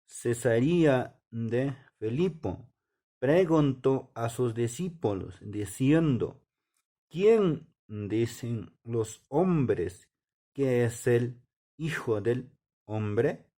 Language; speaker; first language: Spanish; non-native, local second language; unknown